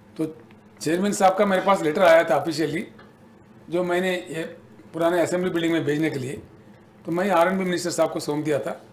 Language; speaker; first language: Hindi; native; Hindi